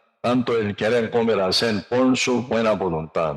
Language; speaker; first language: Spanish; non-native, learner; Korean